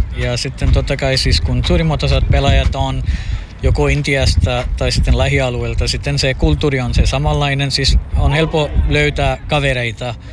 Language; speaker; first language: Finnish; non-native, fluent; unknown